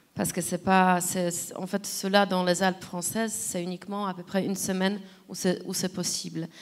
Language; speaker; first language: French; non-native, fluent; Polish